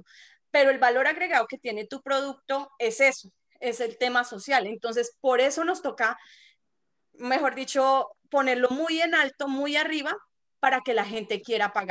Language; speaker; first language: Spanish; native; Spanish